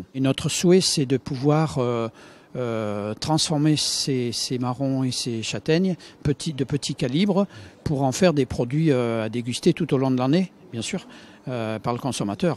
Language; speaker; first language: French; native; French